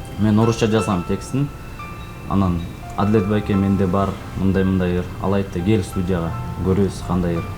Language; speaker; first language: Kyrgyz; non-native, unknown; Russian